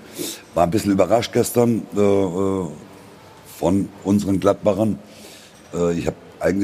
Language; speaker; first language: German; native; German